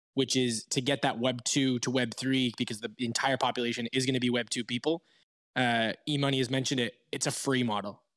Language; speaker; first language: English; native; English